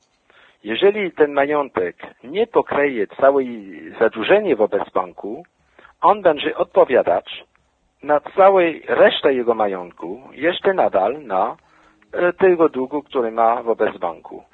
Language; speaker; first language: Polish; non-native, fluent; French